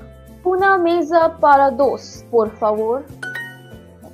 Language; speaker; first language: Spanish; non-native, learner; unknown